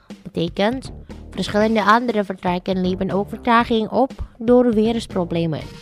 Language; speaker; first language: Dutch; non-native, local second language; Indonesian